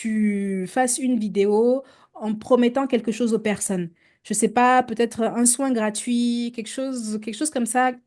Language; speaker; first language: French; native; French